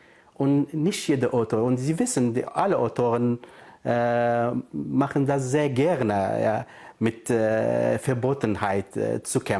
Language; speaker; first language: German; non-native, fluent; Kurdish